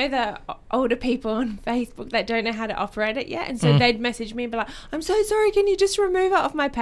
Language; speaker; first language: English; non-native, local second language; Romanian